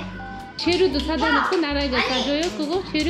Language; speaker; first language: Korean; non-native, fluent; Uzbek